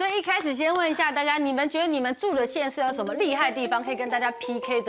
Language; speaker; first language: Chinese; native; Chinese